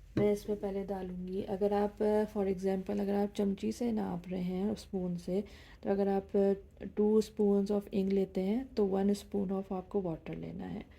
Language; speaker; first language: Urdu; native; Urdu